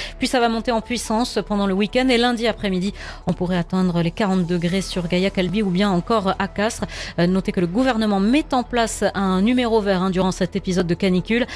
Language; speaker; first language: French; native; French